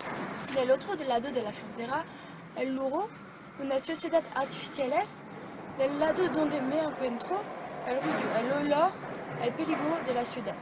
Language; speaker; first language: Spanish; non-native, learner; French